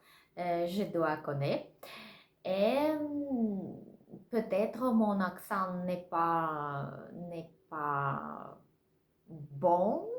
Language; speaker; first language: French; non-native, learner; Russian